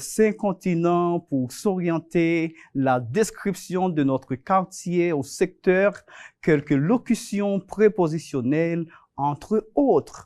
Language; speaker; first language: French; non-native, fluent; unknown